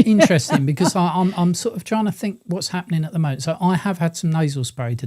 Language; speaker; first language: English; native; English